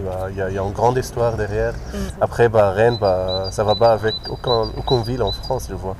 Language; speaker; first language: French; non-native, fluent; Arabic